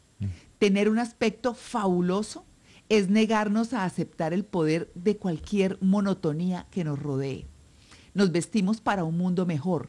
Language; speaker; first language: Spanish; native; Spanish